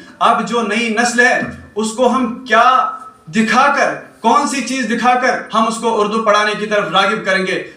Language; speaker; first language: Urdu; non-native, local second language; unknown